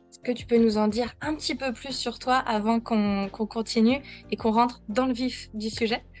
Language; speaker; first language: French; native; French